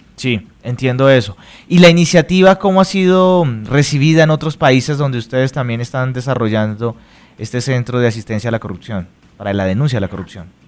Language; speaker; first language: Spanish; native; Spanish